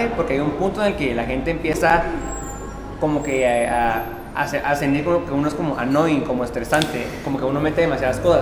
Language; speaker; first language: Spanish; native; Spanish